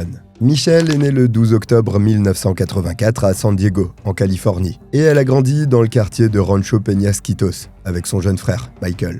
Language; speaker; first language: French; native; French